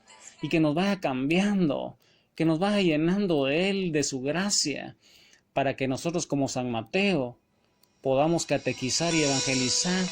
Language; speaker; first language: Spanish; native; Spanish